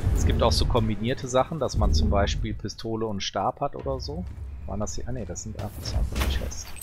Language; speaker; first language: German; native; German